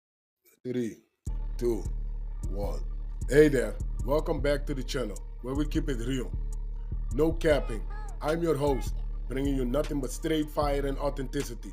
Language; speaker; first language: English; native; English